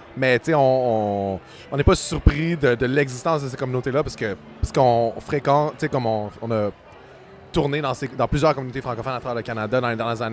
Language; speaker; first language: French; native; French